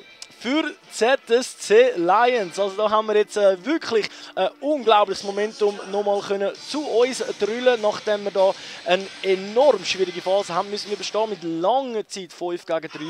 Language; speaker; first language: German; native; German